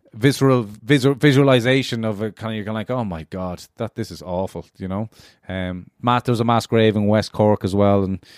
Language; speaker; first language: English; native; English